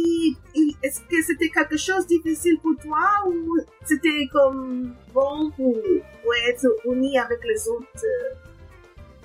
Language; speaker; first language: French; non-native, learner; English